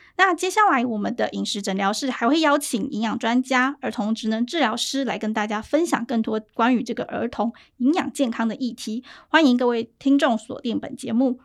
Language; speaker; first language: Chinese; native; Chinese